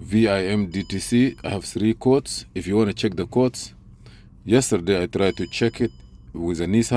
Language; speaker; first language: English; non-native, fluent; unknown